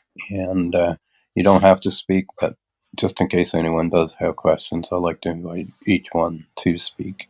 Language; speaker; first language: English; native; English